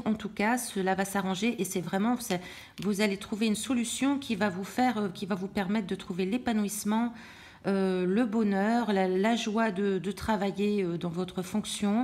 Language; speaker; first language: French; native; French